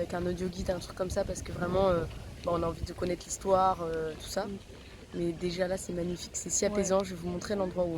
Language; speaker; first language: French; native; French